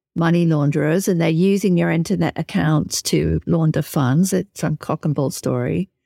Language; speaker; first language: English; native; English